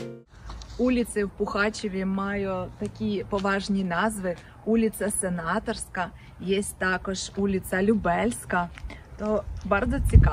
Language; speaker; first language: Ukrainian; non-native, local second language; Russian